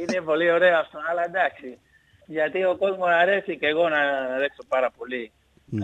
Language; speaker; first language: Greek; non-native, learner; Spanish